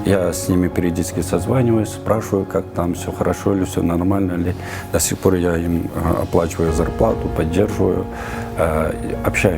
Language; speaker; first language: Russian; non-native, local second language; Kyrgyz